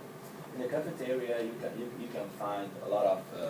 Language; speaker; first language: English; non-native, learner; Hungarian